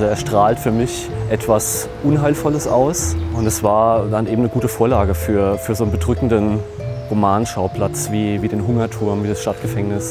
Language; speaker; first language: German; native; German